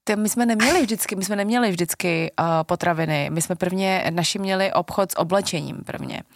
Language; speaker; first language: Czech; early bilingual, other home language; Vietnamese